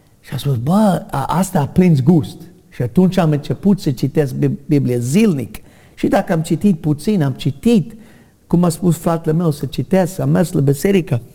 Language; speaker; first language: Romanian; non-native, learner; English